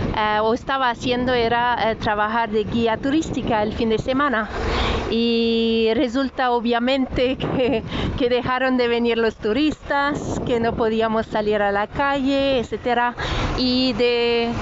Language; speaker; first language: Spanish; non-native, fluent; French